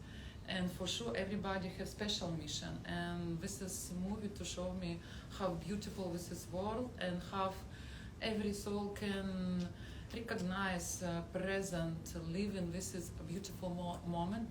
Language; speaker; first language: English; non-native, learner; Russian